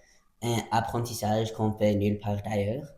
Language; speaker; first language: French; non-native, local second language; English